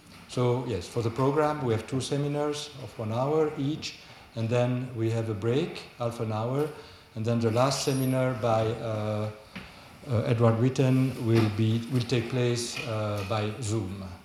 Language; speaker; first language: English; non-native, fluent; French